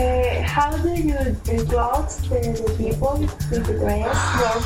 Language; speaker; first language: English; non-native, learner; Spanish